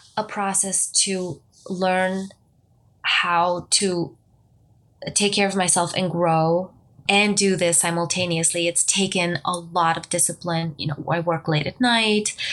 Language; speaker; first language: English; non-native, fluent; Romanian